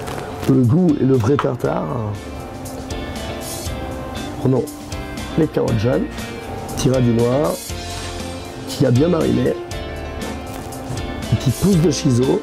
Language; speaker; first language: French; native; French